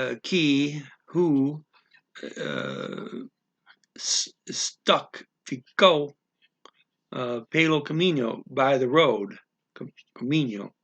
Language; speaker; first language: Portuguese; non-native, learner; English